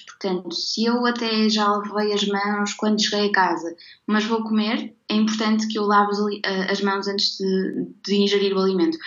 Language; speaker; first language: Portuguese; native; Portuguese